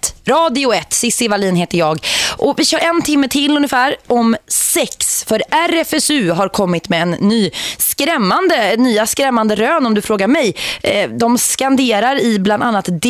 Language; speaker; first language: Swedish; native; Swedish